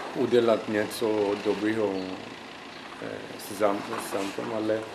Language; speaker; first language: Czech; non-native, learner; Greek